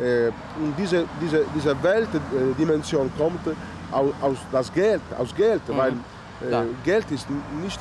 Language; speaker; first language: German; non-native, learner; Italian